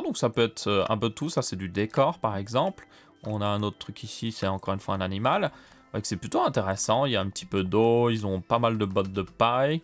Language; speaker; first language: French; native; French